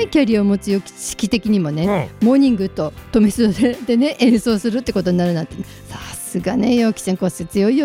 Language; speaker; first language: Japanese; native; Japanese